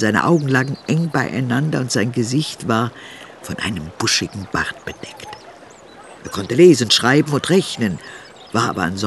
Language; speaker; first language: German; native; German